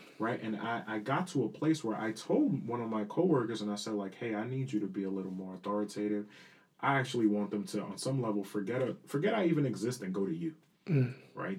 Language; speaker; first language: English; early bilingual, other home language; Spanish